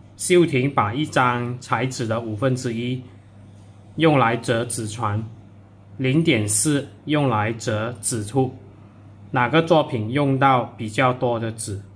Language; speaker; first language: Chinese; native; Chinese